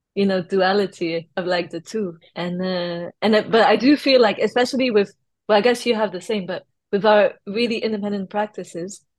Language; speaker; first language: English; non-native, fluent; French